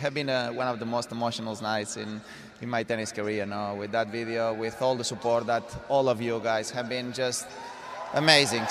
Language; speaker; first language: English; non-native, fluent; Spanish